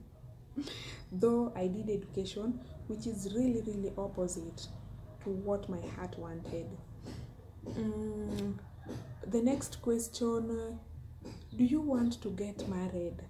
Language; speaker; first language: English; non-native, local second language; Luo (Kenya and Tanzania)